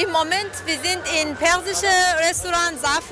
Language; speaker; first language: German; non-native, learner; Persian